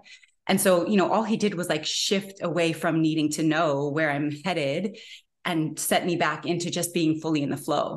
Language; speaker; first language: English; native; English